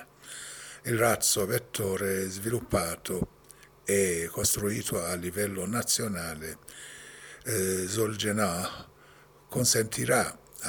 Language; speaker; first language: Italian; non-native, fluent; Persian